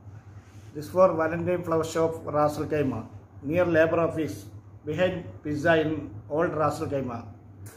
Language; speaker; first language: English; non-native, learner; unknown